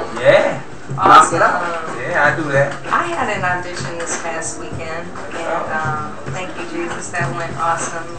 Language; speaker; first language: English; native; English